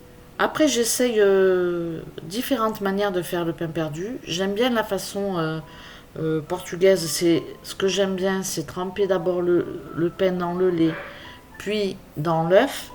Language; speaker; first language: French; native; French